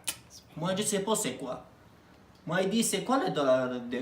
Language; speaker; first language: French; non-native, learner; Arabic